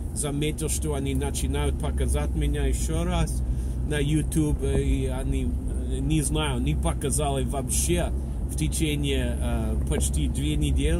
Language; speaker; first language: Russian; non-native, fluent; English